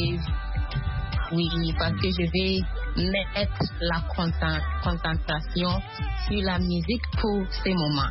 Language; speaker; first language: French; non-native, learner; Akan